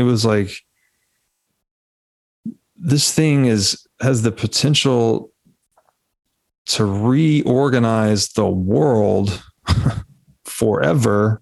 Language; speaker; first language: English; native; English